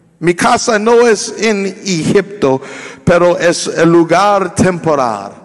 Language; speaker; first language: Spanish; non-native, learner; English